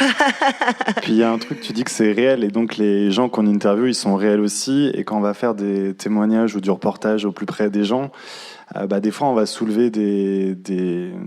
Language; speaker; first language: French; native; French